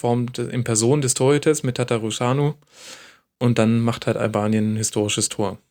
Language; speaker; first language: German; native; German